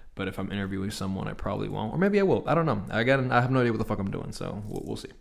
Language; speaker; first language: English; native; English